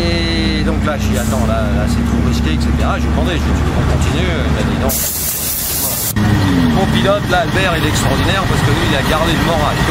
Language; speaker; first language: French; native; French